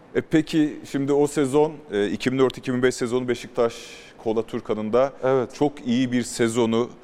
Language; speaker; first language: Turkish; native; Turkish